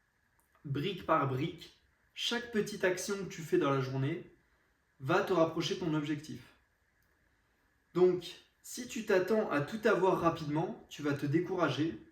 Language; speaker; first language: French; native; French